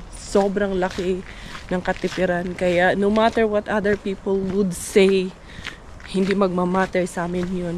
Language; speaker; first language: Filipino; non-native, local second language; Cebuano